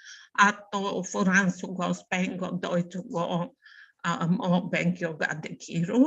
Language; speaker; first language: Japanese; non-native, learner; Bulgarian